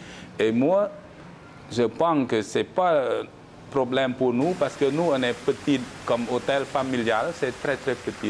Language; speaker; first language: French; non-native, learner; Khmer